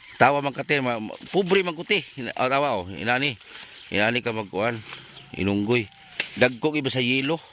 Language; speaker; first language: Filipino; non-native, local second language; Cebuano